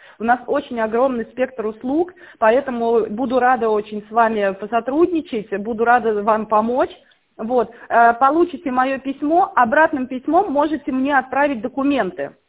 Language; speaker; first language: Russian; native; Russian